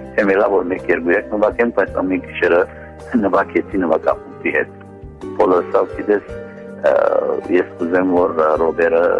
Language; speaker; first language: Armenian; early bilingual, heritage; Armenian